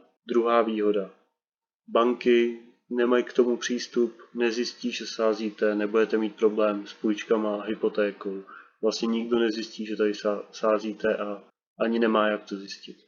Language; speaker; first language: Czech; native; Czech